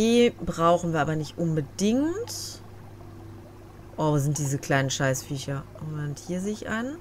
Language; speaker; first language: German; native; German